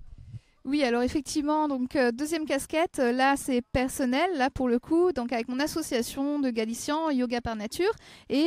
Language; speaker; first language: French; native; French